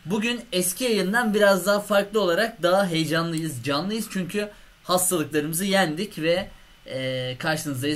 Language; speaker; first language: Turkish; native; Turkish